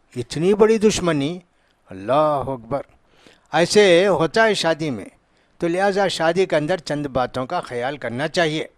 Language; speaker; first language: Urdu; native; Urdu